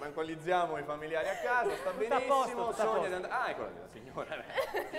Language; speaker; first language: Italian; native; Italian